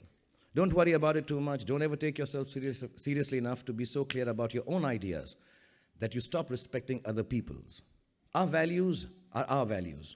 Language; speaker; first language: English; non-native, local second language; Hindi